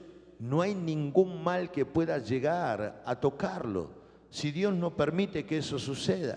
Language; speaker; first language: Spanish; native; Spanish